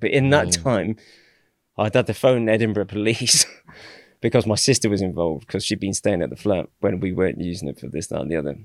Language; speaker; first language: English; native; English